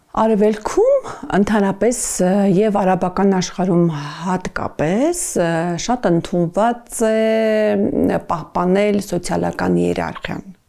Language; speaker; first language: Armenian; native; Armenian